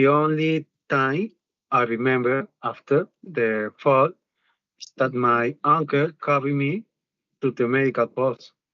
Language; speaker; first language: English; non-native, learner; Spanish